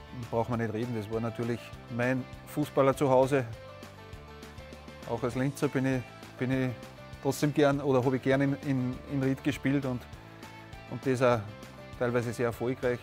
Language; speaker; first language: German; native; German